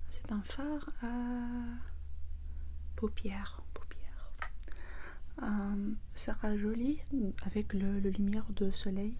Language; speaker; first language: French; non-native, learner; English